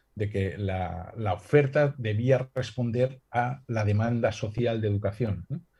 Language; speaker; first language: Spanish; non-native, local second language; Catalan